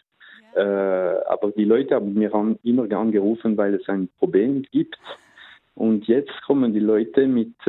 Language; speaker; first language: German; non-native, local second language; French